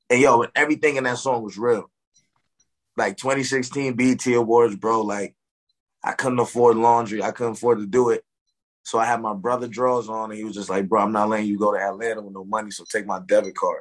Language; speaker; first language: English; native; English